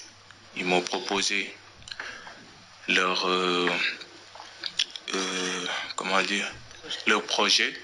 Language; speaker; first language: French; non-native, local second language; Wolof